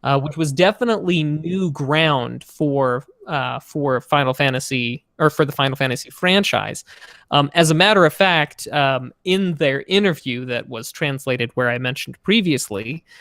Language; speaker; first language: English; native; English